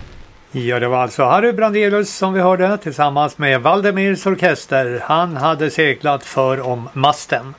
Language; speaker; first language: Swedish; native; Swedish